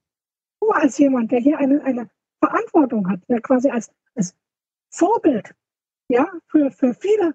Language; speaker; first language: German; native; German